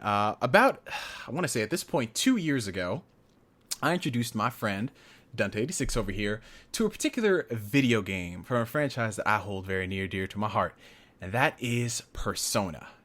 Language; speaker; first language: English; native; English